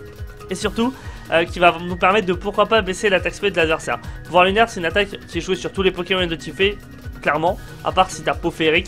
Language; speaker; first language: French; native; French